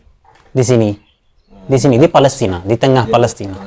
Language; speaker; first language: Indonesian; non-native, fluent; Arabic